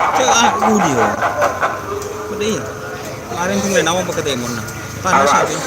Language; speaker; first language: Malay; non-native, local second language; Madurese